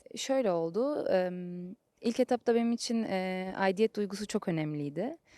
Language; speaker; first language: Turkish; early bilingual, heritage; Turkish